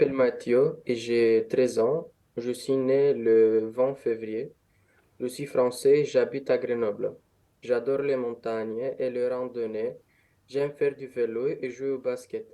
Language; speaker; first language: French; non-native, learner; Romanian